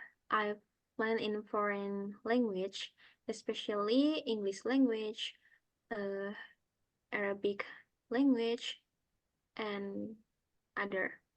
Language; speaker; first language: English; non-native, learner; Indonesian